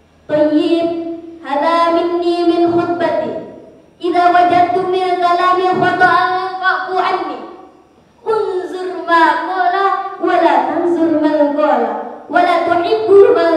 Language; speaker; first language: Arabic; non-native, learner; Indonesian